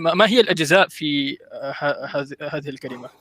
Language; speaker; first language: Arabic; non-native, learner; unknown